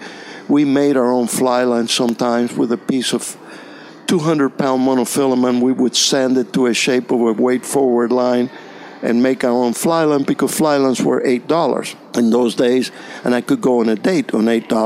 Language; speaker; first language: English; non-native, fluent; Spanish